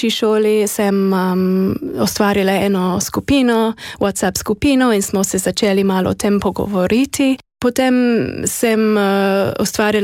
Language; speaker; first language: Slovenian; non-native, fluent; English